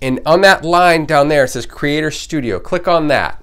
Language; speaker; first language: English; native; English